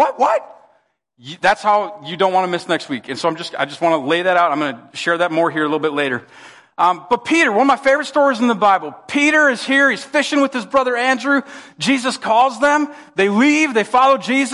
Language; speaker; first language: English; native; English